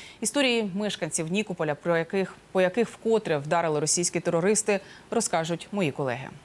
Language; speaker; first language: Ukrainian; native; Ukrainian